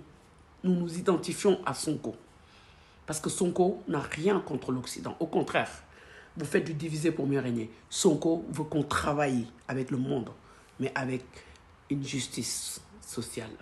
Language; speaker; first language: French; non-native, local second language; Wolof